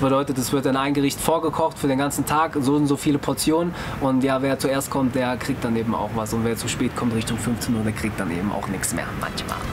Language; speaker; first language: German; native; German